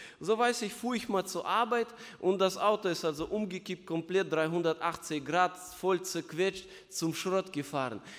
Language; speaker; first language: German; non-native, fluent; Russian